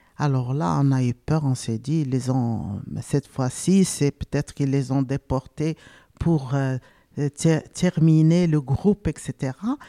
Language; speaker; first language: French; non-native, local second language; Arabic